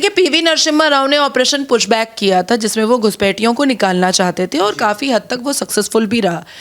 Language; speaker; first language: Hindi; native; Hindi